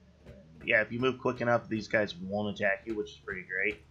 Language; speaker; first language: English; native; English